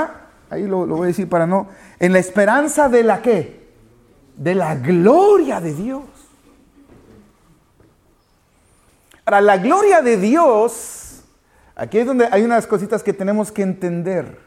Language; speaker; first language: Spanish; native; Spanish